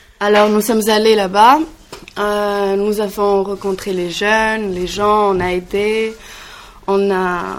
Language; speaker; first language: French; non-native, learner; Greek